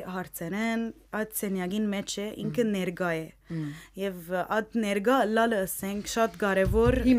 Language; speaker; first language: Armenian; early bilingual, heritage; Armenian